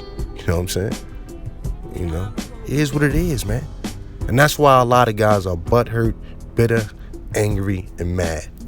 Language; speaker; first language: English; native; English